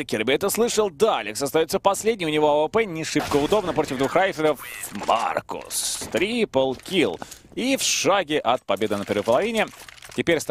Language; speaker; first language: Russian; native; Russian